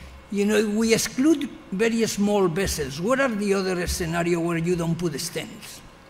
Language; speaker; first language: English; non-native, fluent; Spanish